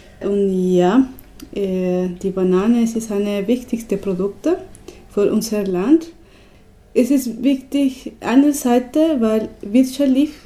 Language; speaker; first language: German; non-native, learner; Spanish